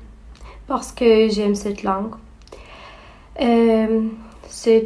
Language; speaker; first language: French; non-native, learner; Azerbaijani